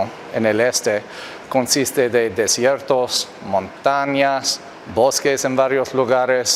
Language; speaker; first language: Spanish; non-native, fluent; English